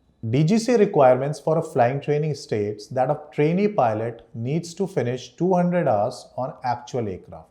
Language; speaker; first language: English; non-native, local second language; Hindi